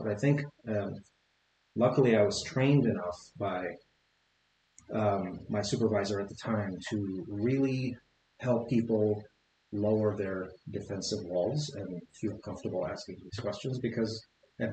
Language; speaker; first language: English; non-native, fluent; Arabic